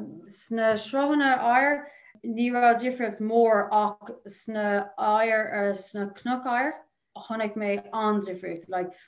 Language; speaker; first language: Irish; non-native, local second language; English